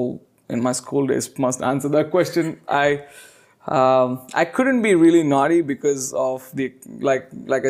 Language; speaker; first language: English; non-native, local second language; Telugu